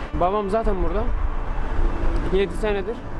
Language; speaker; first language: Turkish; non-native, learner; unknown